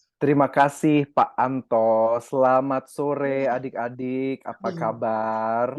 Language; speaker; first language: Indonesian; native; Indonesian